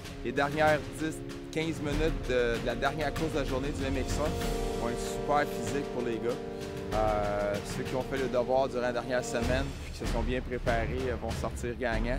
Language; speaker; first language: French; native; French